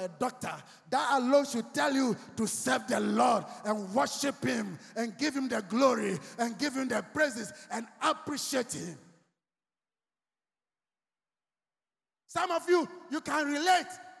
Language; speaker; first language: English; non-native, local second language; Akan